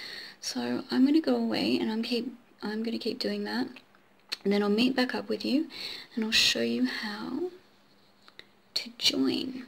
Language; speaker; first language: English; native; English